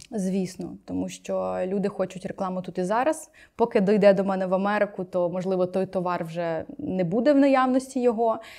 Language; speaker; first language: Ukrainian; native; Ukrainian